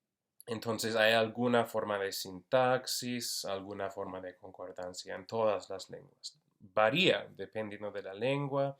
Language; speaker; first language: Spanish; non-native, fluent; English